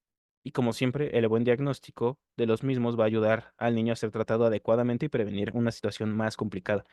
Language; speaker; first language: Spanish; native; Spanish